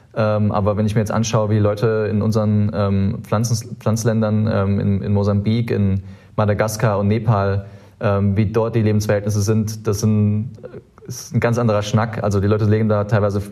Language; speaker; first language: German; native; German